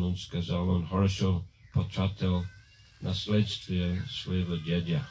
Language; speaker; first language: Russian; non-native, fluent; English